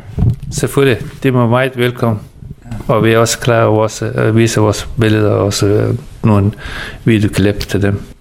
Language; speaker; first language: Danish; non-native, learner; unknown